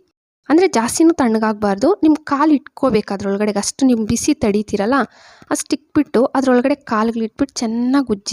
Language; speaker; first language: Kannada; native; Kannada